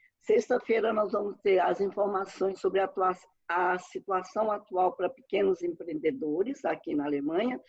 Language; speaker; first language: Portuguese; native; Portuguese